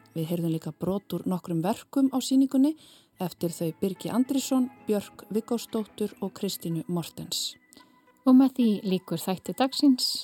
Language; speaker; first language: Icelandic; native; Icelandic